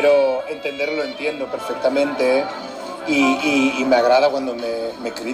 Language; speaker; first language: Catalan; non-native, local second language; Spanish